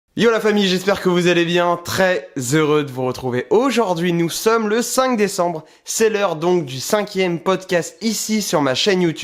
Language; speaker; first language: French; native; French